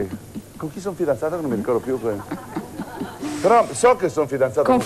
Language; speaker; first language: Italian; native; Italian